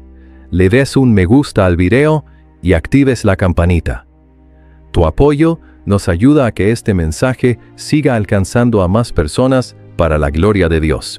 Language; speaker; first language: Spanish; native; Spanish